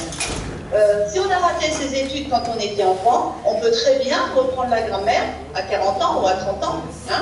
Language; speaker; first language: French; native; French